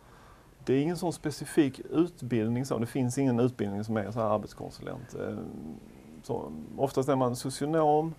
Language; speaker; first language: Swedish; native; Swedish